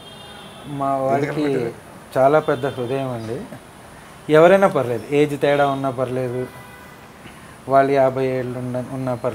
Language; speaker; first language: Telugu; native; Telugu